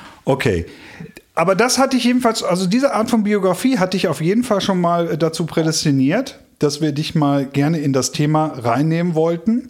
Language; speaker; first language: German; native; German